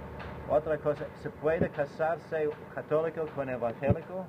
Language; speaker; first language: Spanish; non-native, learner; English